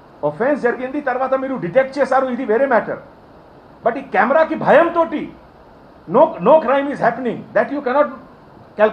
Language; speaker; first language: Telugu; non-native, fluent; Hindi